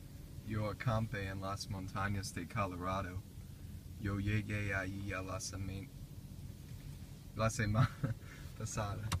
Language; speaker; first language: Spanish; non-native, learner; English